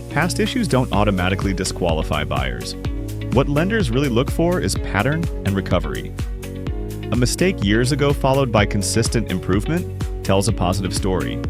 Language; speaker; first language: English; native; English